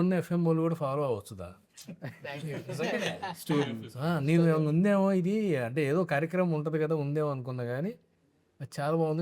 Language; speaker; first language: Telugu; native; Telugu